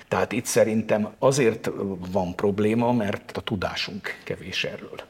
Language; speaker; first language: Hungarian; native; Hungarian